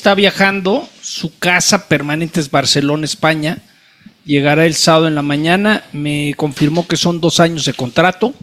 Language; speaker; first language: Spanish; native; Spanish